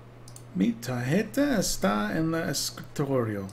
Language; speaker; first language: Spanish; non-native, learner; English